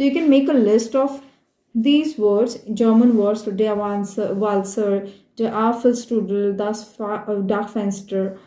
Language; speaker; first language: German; non-native, fluent; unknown